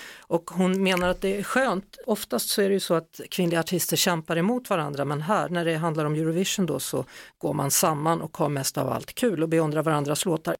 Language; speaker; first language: Swedish; native; Swedish